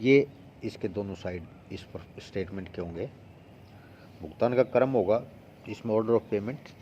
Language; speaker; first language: Hindi; native; Hindi